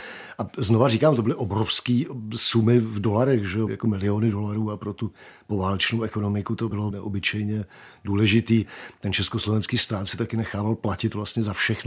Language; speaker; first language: Czech; native; Czech